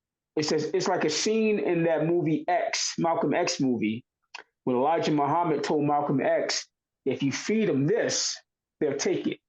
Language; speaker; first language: English; native; English